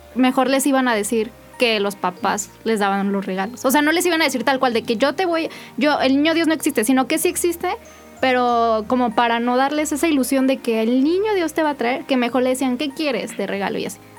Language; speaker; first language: Spanish; native; Spanish